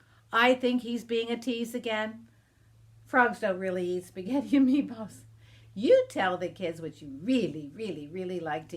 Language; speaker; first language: English; native; English